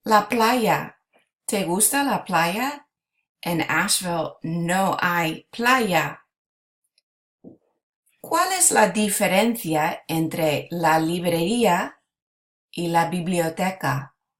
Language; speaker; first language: Spanish; non-native, fluent; English